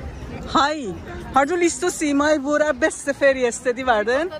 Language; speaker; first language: Norwegian; non-native, learner; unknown